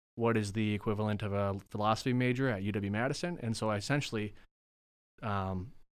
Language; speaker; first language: English; native; English